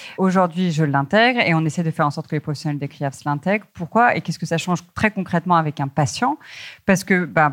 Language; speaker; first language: French; native; French